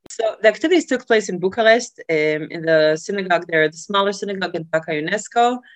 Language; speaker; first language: English; early bilingual, other home language; Hebrew